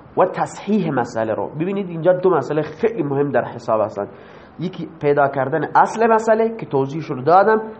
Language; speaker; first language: Persian; non-native, local second language; Baluchi